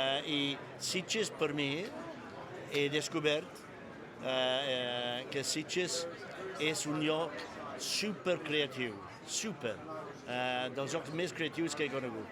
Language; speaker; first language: Catalan; non-native, fluent; English